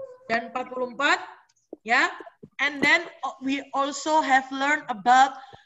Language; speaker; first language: English; non-native, fluent; Indonesian